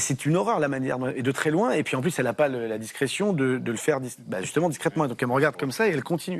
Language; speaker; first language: French; native; French